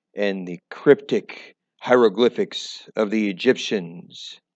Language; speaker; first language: English; native; English